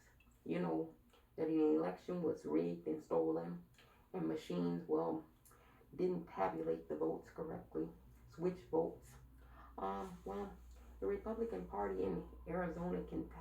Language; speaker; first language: English; native; English